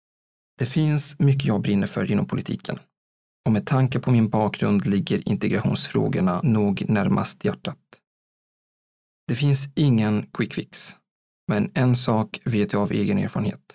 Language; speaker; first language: Swedish; non-native, fluent; Arabic